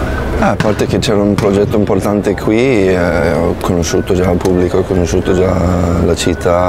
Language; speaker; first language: Italian; non-native, fluent; English